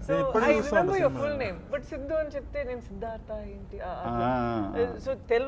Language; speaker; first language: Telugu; non-native, local second language; Badaga